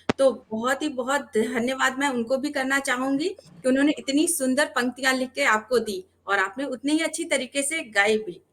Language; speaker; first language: Hindi; native; Hindi